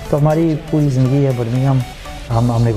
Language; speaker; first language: Hindi; early bilingual, heritage; Hindi